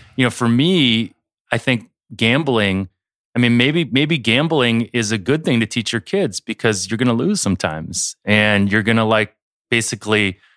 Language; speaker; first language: English; early bilingual, other home language; Chinese